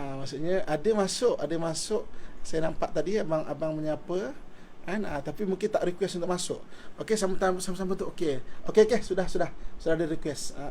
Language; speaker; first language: Malay; native; Malay